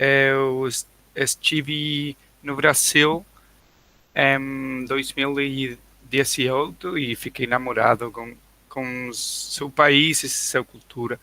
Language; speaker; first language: Portuguese; non-native, learner; Spanish